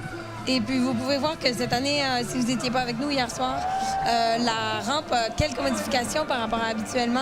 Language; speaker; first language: French; native; French